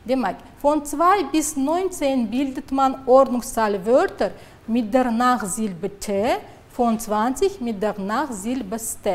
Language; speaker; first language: German; non-native, fluent; Uzbek